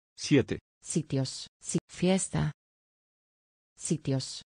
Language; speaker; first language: Spanish; non-native, learner; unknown